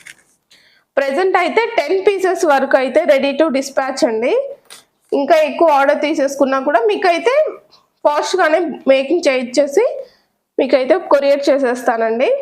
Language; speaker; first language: Telugu; native; Telugu